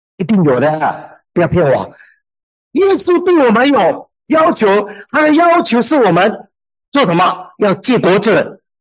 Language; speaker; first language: Chinese; native; Chinese